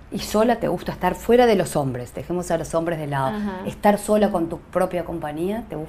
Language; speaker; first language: Spanish; native; Spanish